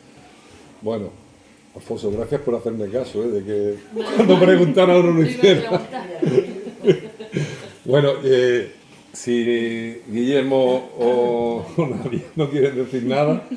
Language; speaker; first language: Spanish; native; Spanish